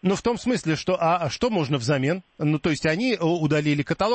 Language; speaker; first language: Russian; native; Russian